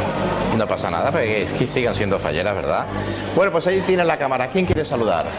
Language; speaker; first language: Spanish; native; Spanish